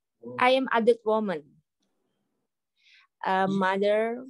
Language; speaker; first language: English; non-native, learner; Indonesian